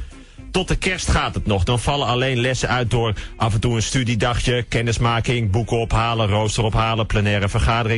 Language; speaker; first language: Dutch; native; Dutch